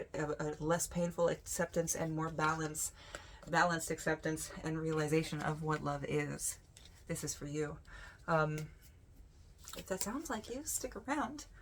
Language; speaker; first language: English; native; English